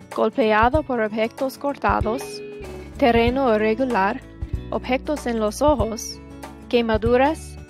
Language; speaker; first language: Spanish; non-native, learner; English